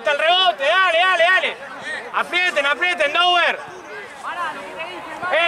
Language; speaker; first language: Spanish; native; Spanish